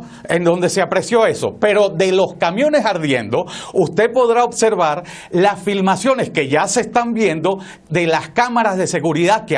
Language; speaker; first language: Spanish; native; Spanish